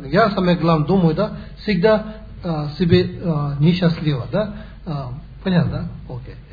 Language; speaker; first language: Russian; non-native, learner; Tibetan